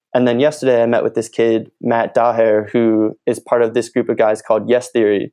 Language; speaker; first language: English; native; English